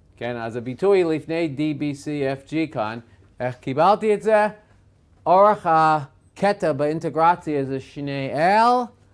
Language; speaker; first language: Hebrew; non-native, fluent; English